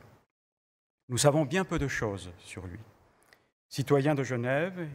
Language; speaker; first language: French; native; French